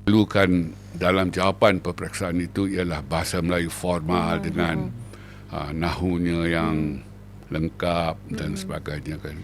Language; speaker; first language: Malay; native; Malay